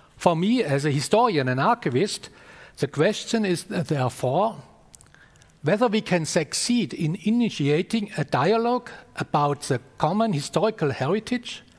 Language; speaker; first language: English; non-native, fluent; German